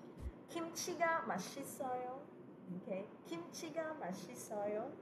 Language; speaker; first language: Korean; non-native, fluent; Cebuano